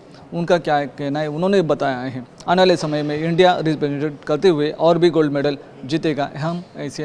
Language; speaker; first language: Hindi; native; Hindi